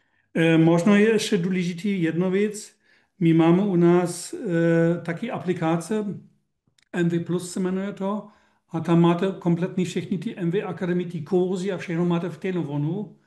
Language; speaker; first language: Czech; non-native, learner; German